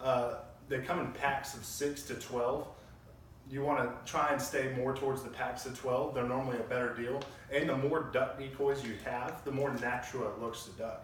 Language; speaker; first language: English; native; English